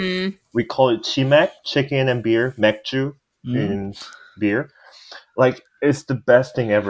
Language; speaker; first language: English; native; English